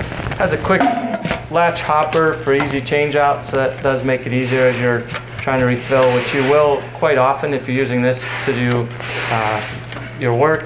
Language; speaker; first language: English; native; English